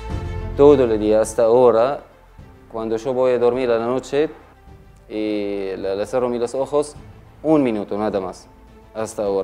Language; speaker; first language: Spanish; non-native, learner; Arabic